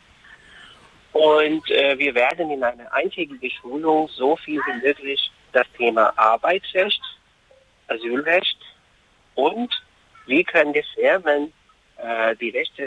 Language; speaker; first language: German; non-native, fluent; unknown